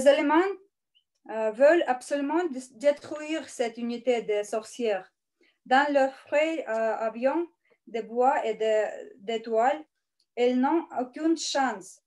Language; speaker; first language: French; non-native, learner; Russian